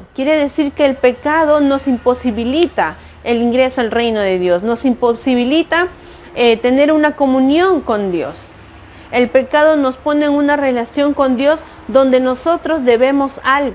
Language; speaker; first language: Spanish; native; Spanish